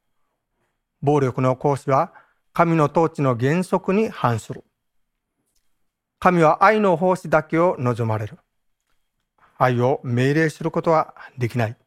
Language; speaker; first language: Japanese; native; Japanese